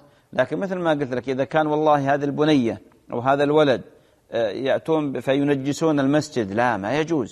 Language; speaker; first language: Arabic; native; Arabic